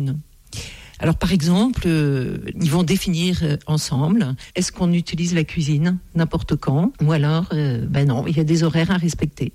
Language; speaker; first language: French; native; French